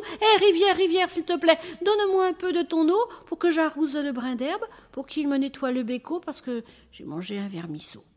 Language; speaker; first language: French; native; French